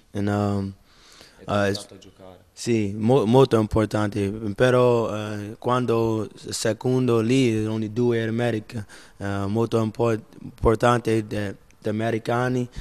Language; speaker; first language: Italian; non-native, learner; English